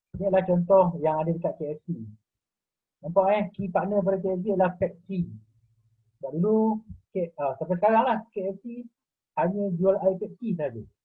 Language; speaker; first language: Malay; native; Malay